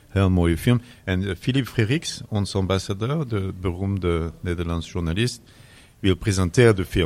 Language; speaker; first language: Dutch; non-native, learner; French